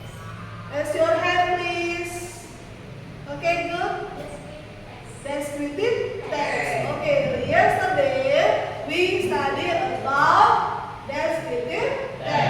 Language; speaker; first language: English; non-native, fluent; Indonesian